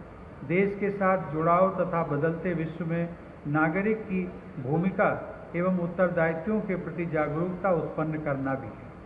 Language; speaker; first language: Hindi; native; Hindi